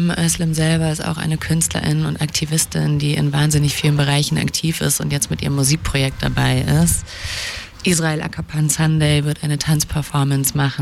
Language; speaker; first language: German; native; German